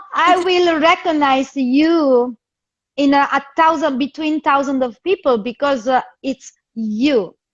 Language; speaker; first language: English; non-native, fluent; Italian